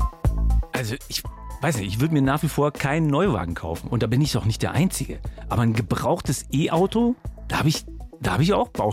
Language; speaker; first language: German; native; German